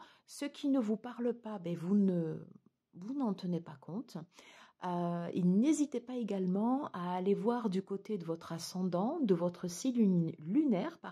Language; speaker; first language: French; native; French